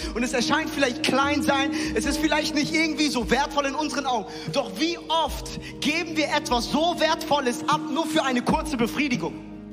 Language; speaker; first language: German; native; German